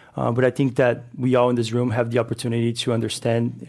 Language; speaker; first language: English; non-native, fluent; Portuguese